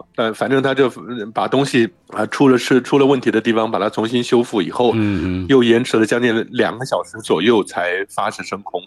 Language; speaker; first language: Chinese; native; Chinese